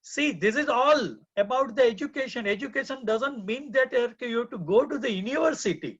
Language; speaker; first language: English; non-native, local second language; Gujarati